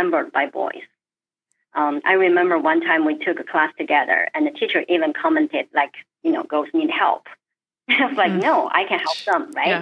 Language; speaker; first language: English; non-native, fluent; Chinese